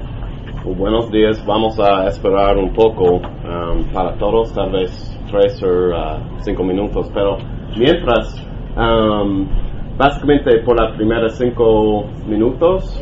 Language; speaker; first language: Spanish; non-native, learner; English